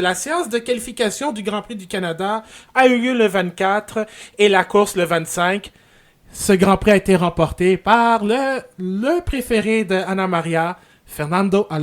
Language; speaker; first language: French; native; French